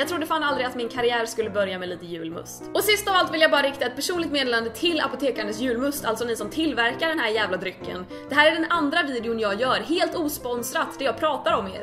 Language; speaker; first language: Swedish; native; Swedish